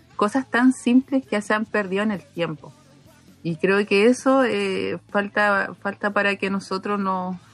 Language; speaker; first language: Spanish; non-native, local second language; Aymara